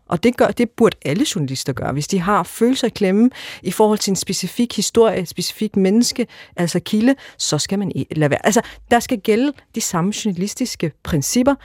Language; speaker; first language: Danish; early bilingual, other home language; Arabic